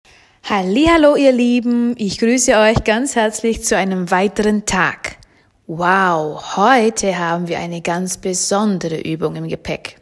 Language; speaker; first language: German; native; German